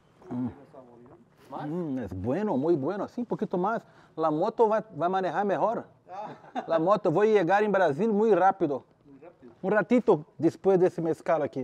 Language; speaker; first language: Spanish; non-native, learner; Portuguese